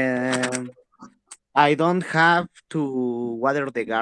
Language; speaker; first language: English; non-native, learner; Spanish